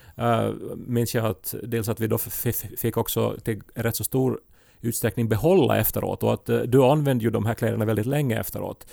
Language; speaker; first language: Swedish; native; Swedish